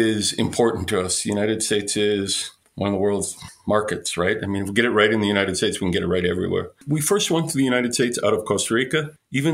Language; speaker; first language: English; native; English